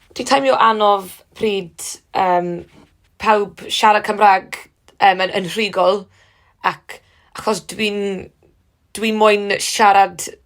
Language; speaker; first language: Welsh; non-native, learner; English